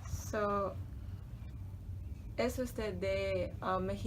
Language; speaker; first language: Spanish; non-native, learner; English